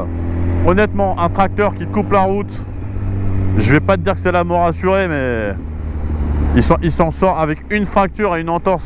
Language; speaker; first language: French; native; French